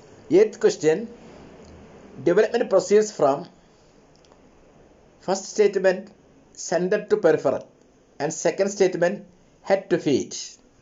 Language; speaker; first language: English; non-native, local second language; Malayalam